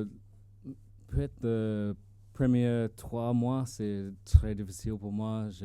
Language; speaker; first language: French; non-native, learner; English